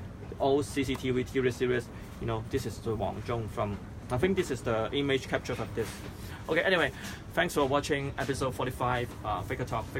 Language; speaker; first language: English; non-native, local second language; Cantonese